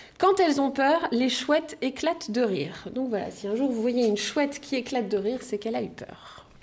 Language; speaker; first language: French; native; French